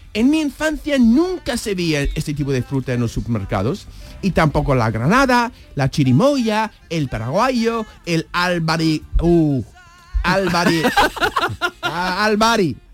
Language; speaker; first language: Spanish; non-native, fluent; English